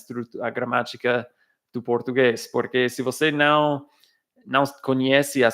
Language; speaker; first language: Portuguese; non-native, fluent; English